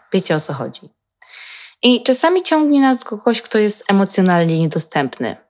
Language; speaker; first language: Polish; native; Polish